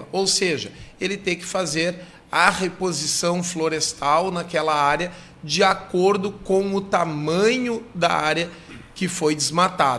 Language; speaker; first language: Portuguese; native; Portuguese